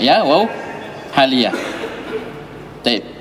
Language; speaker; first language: Arabic; non-native, fluent; Indonesian